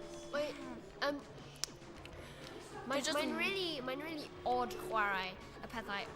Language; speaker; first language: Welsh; non-native, local second language; English